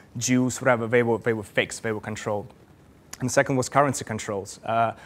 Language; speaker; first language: English; non-native, fluent; Russian